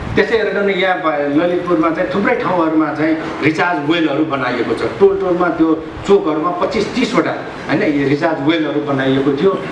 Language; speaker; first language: Nepali; non-native, local second language; Newari